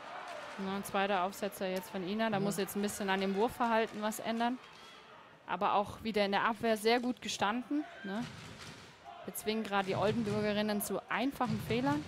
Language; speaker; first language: German; native; German